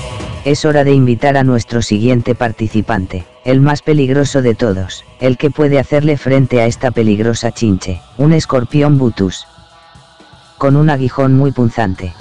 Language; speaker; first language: Spanish; native; Spanish